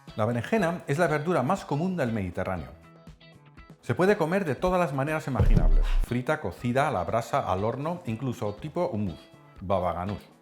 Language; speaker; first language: Spanish; non-native, fluent; Dutch